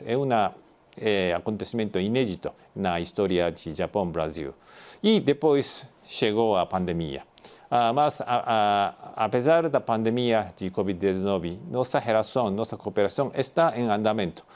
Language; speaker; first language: Portuguese; non-native, fluent; Japanese